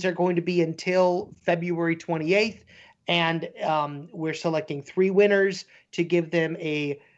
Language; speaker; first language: English; native; English